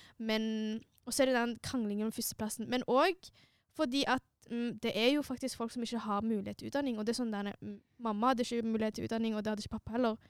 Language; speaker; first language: Norwegian; early bilingual, other home language; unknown